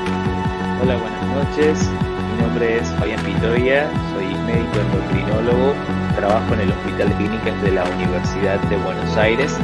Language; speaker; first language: Spanish; native; Spanish